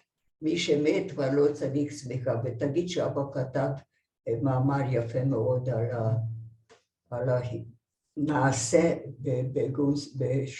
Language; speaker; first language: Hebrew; non-native, fluent; Hungarian